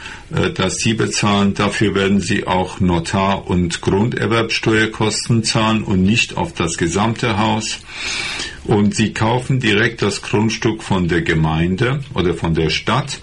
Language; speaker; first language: German; non-native, fluent; Persian